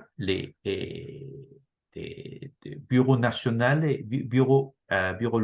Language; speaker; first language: French; non-native, learner; Japanese